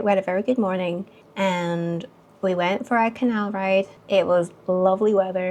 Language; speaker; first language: English; native; English